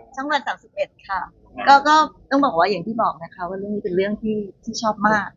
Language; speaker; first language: Thai; native; Thai